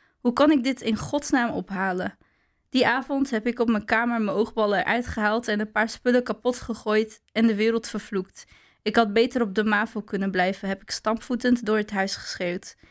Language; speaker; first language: Dutch; early bilingual, other home language; Arabic